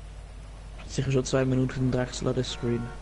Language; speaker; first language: German; native; German